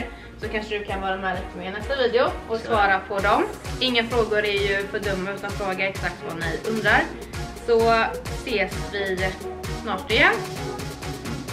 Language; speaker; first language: Swedish; native; Swedish